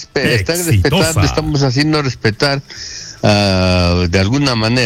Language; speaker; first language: Spanish; native; Spanish